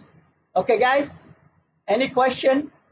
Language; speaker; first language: English; non-native, fluent; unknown